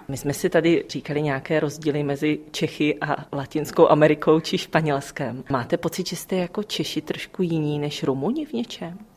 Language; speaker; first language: Czech; native; Czech